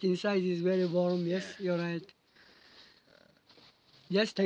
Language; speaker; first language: English; non-native, learner; Mongolian